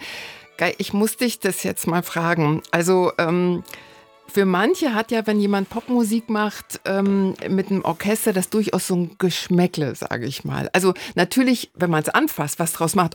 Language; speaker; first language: German; native; German